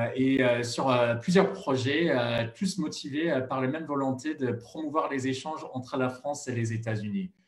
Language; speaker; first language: French; non-native, fluent; English